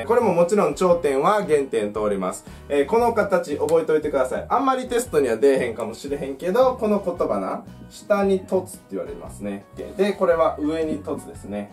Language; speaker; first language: Japanese; native; Japanese